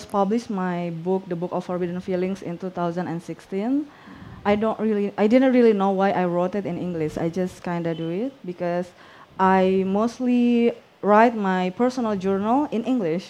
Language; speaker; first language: English; non-native, fluent; Indonesian